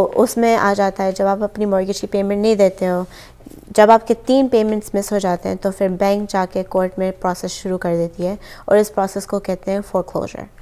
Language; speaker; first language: Hindi; early bilingual, heritage; Hindi